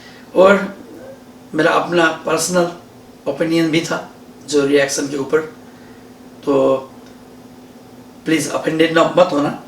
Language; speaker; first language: Hindi; non-native, learner; Nepali